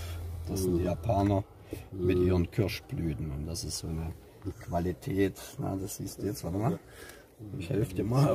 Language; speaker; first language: German; native; German